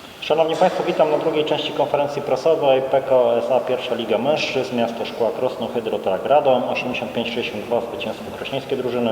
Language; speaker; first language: Polish; native; Polish